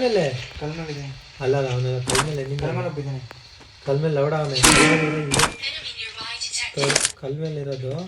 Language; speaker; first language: Kannada; native; Kannada